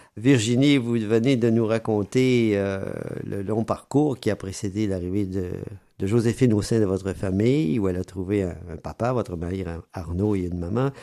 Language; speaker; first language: French; native; French